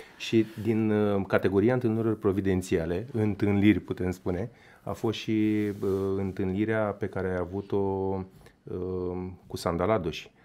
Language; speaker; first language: Romanian; native; Romanian